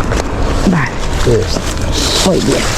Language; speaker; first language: Spanish; non-native, fluent; Filipino